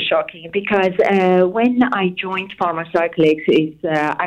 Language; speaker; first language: English; non-native, fluent; Persian